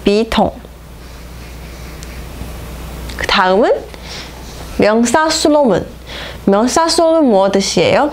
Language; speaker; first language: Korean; non-native, fluent; Chinese